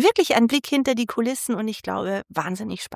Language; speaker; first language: German; native; German